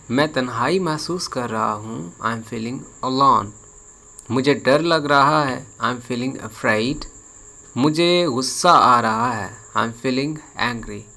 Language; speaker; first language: Urdu; native; Urdu